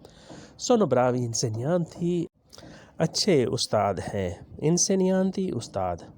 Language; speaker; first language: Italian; non-native, learner; Urdu